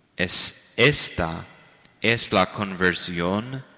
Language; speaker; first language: Spanish; non-native, fluent; English